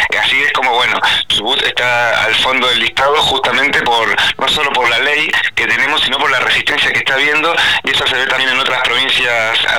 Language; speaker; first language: Spanish; native; Spanish